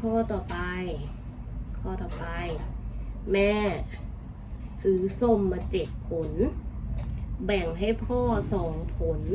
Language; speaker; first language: Thai; native; Thai